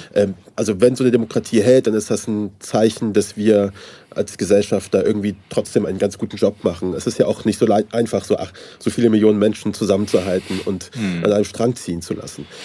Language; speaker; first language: German; early bilingual, other home language; Persian